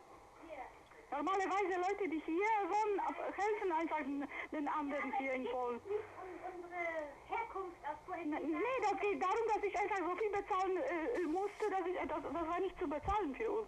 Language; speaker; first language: German; non-native, fluent; Polish